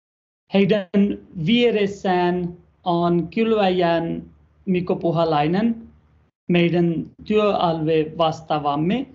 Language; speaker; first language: Finnish; non-native, learner; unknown